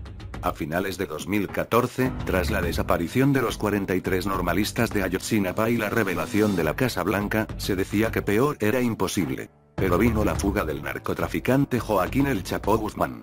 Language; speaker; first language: Spanish; native; Spanish